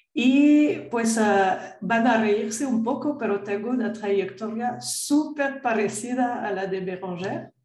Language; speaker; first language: Spanish; non-native, fluent; French